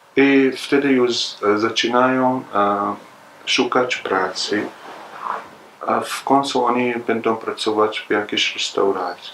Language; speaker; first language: Polish; non-native, learner; Arabic